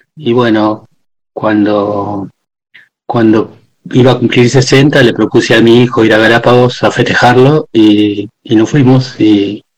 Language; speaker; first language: Spanish; native; Spanish